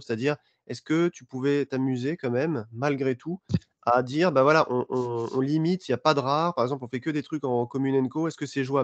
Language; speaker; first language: French; native; French